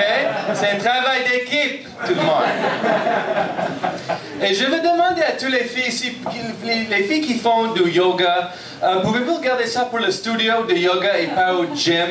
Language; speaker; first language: French; non-native, local second language; English